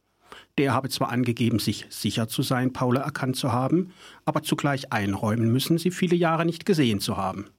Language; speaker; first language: German; native; German